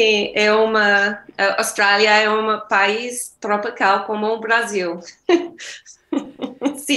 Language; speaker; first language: Portuguese; non-native, learner; English